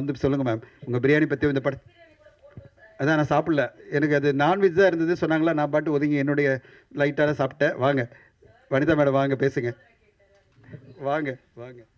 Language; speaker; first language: Tamil; native; Tamil